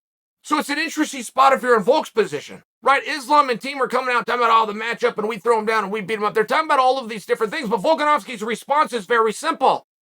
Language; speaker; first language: English; native; English